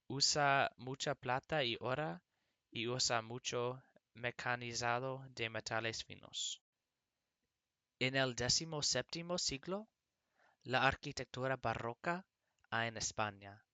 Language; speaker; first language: Spanish; non-native, learner; English